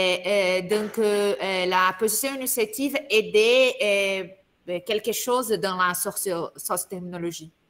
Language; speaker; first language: French; non-native, learner; Portuguese